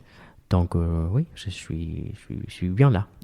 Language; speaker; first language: French; non-native, fluent; Spanish